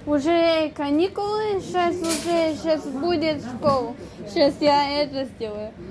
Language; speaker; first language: Russian; early bilingual, heritage; Hebrew